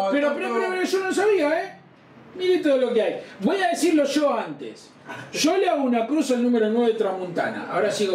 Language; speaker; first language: Spanish; native; Spanish